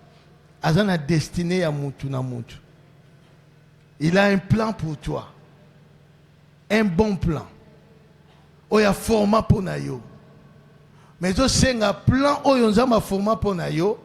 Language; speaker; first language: French; non-native, local second language; Lingala